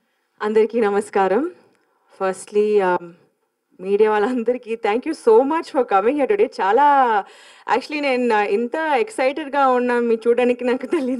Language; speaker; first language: Telugu; non-native, fluent; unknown